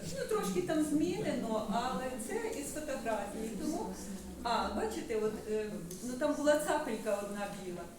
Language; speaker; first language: Ukrainian; native; Ukrainian